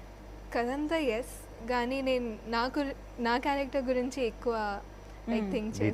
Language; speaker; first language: Telugu; non-native, learner; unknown